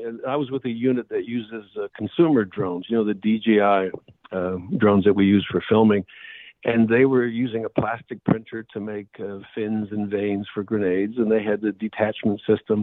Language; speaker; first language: English; native; English